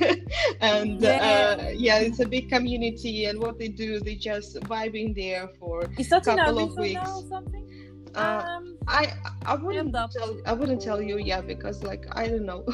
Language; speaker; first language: English; non-native, fluent; Estonian